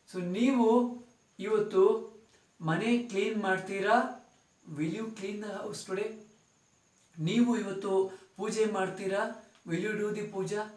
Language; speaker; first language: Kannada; non-native, local second language; Telugu